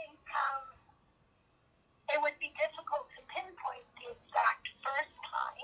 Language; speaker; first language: English; native; English